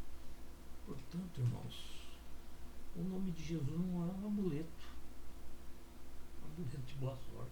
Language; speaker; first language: Portuguese; native; Portuguese